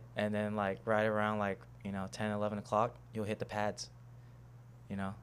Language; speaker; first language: English; native; English